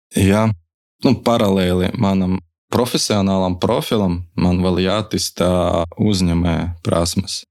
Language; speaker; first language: Latvian; non-native, local second language; Russian